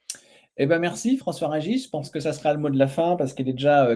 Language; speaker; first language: French; native; French